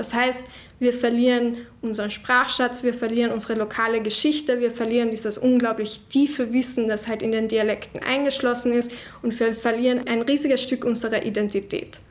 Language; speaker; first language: German; non-native, local second language; Slovenian